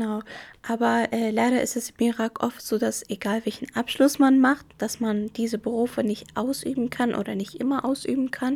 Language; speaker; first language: German; early bilingual, other home language; Arabic